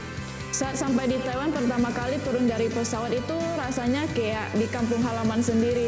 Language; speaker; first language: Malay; non-native, local second language; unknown